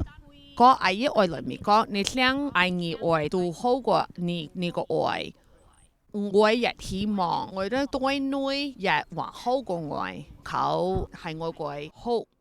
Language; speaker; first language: Cantonese; early bilingual, heritage; Cantonese